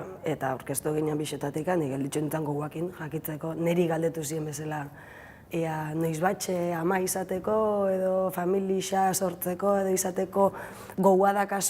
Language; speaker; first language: Basque; native; Basque